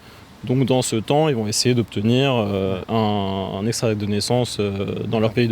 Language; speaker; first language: French; native; French